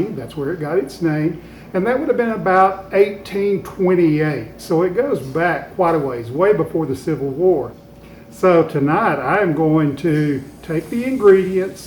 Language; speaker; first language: English; native; English